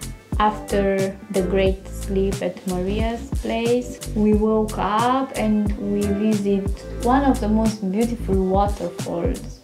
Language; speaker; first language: English; non-native, learner; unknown